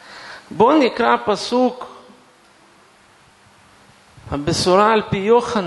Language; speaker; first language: Hebrew; non-native, fluent; Russian